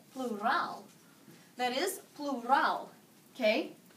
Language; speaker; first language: English; native; English